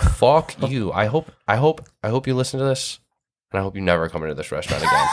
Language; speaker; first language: English; native; English